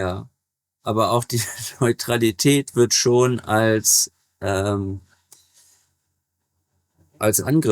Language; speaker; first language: German; native; German